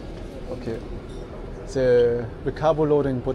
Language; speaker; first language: French; non-native, fluent; German